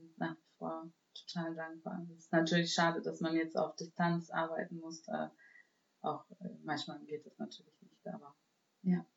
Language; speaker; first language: German; native; German